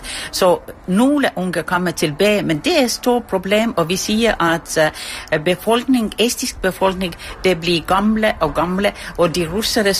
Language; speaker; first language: Danish; non-native, fluent; Estonian